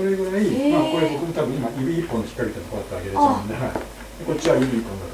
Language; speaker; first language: Japanese; native; Japanese